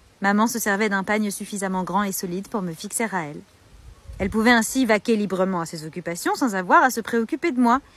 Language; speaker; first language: French; native; French